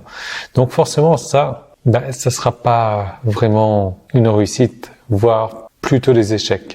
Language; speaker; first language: French; native; French